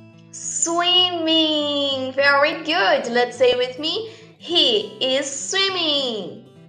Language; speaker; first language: English; non-native, fluent; Portuguese